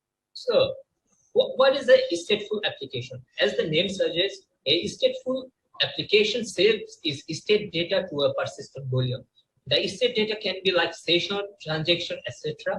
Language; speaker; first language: English; non-native, local second language; Bangla